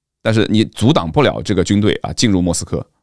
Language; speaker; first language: Chinese; native; Chinese